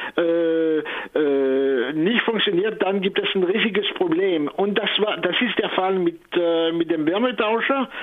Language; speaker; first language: German; non-native, local second language; French